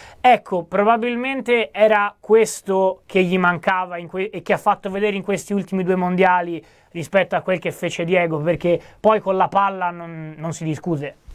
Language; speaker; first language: Italian; native; Italian